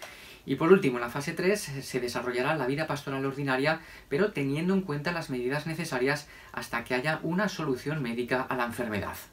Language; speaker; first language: Spanish; native; Spanish